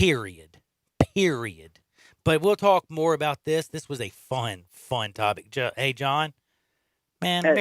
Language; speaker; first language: English; native; English